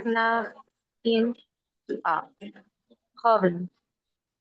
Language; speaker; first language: German; non-native, learner; Spanish